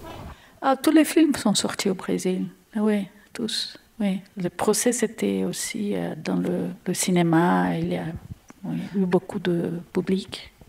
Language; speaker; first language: French; non-native, learner; Portuguese